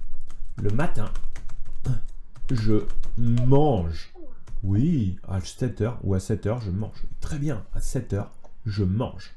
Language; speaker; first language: French; native; French